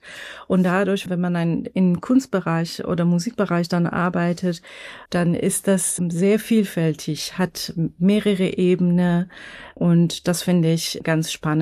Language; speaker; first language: German; non-native, fluent; Persian